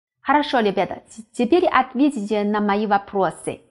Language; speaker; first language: Russian; non-native, fluent; Chinese